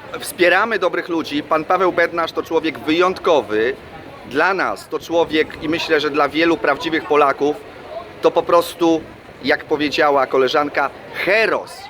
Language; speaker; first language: Polish; native; Polish